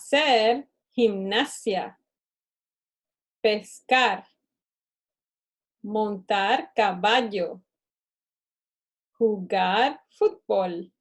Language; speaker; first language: Spanish; non-native, fluent; English